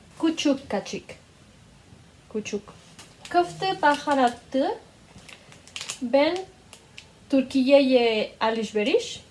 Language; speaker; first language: Turkish; non-native, learner; Spanish